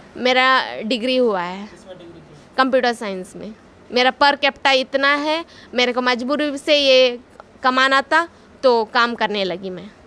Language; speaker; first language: Hindi; non-native, local second language; Kannada